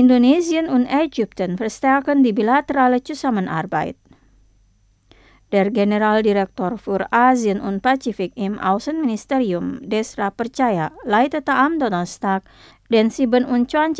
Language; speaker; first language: German; non-native, fluent; Indonesian